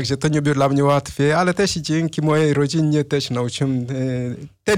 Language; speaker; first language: Polish; non-native, fluent; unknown